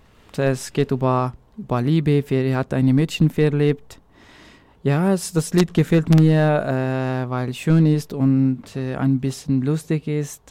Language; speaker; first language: German; non-native, local second language; Arabic